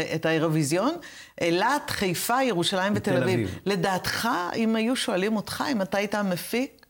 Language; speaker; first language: Hebrew; native; Hebrew